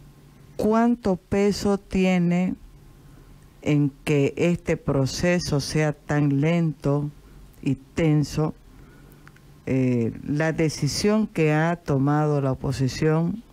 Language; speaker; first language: Spanish; native; Spanish